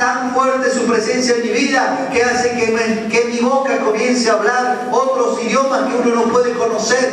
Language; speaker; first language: Spanish; native; Spanish